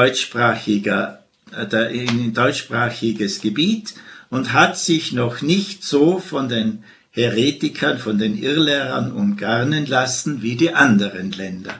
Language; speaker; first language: German; native; German